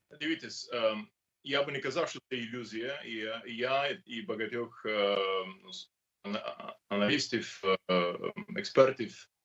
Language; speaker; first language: Ukrainian; non-native, learner; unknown